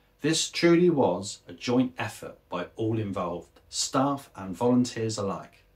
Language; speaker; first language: English; native; English